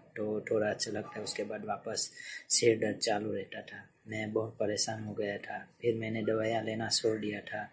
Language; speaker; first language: Hindi; non-native, local second language; Gujarati